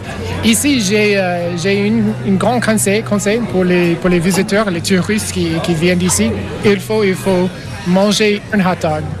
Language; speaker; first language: French; non-native, fluent; English